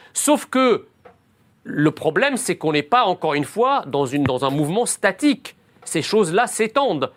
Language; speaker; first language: French; early bilingual, other home language; Arabic